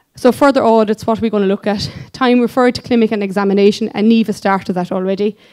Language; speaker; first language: English; native; English